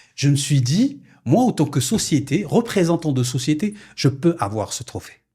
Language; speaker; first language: French; non-native, local second language; Arabic